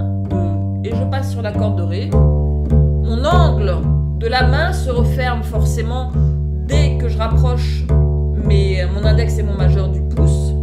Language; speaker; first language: French; native; French